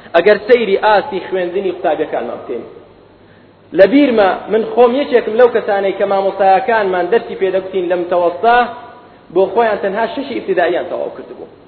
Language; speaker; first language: Central Kurdish; native; Central Kurdish